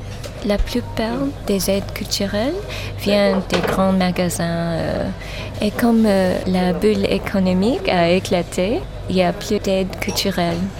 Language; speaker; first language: French; non-native, fluent; English